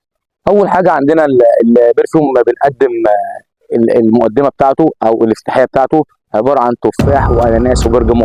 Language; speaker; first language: Arabic; native; Arabic